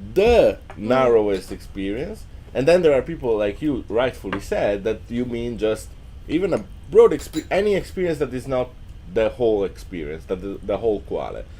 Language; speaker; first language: English; non-native, fluent; Italian